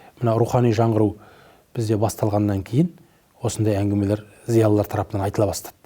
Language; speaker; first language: Kazakh; native; Kazakh